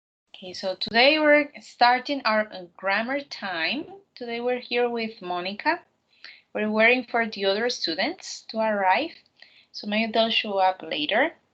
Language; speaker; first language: English; non-native, fluent; Spanish